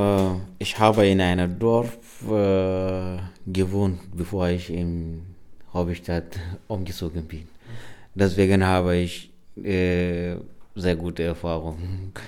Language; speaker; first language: German; non-native, learner; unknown